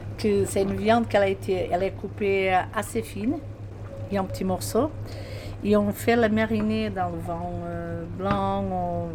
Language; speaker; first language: French; non-native, fluent; Portuguese